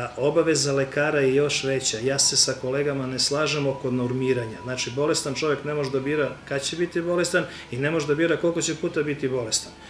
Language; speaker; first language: Serbian; native; Serbian